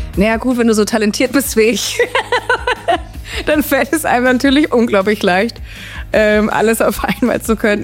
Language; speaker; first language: German; native; German